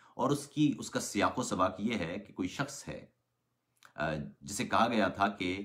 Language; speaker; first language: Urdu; native; Urdu